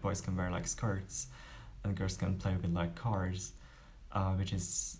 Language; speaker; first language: English; non-native, fluent; Hungarian